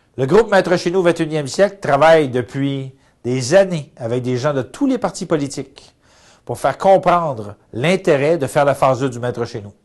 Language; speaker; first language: French; native; French